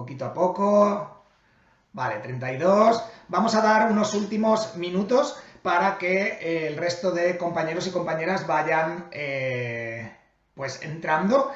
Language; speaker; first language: Spanish; native; Spanish